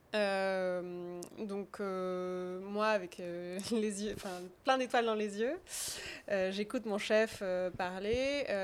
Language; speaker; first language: French; native; French